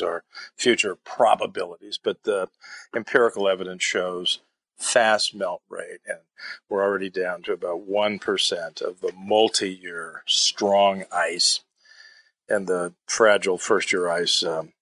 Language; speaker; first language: English; native; English